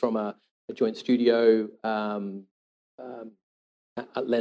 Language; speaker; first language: English; native; English